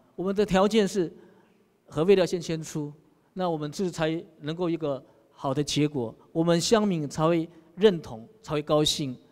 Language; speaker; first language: Chinese; native; Chinese